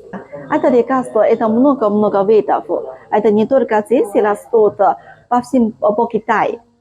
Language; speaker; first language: Russian; non-native, learner; Chinese